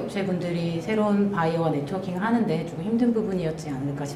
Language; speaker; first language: Korean; native; Korean